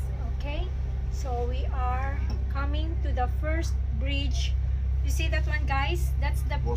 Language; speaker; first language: English; non-native, local second language; Filipino